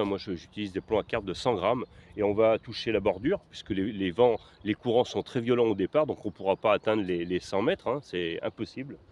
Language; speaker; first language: French; native; French